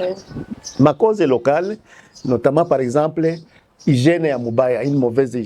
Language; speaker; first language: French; non-native, local second language; Swahili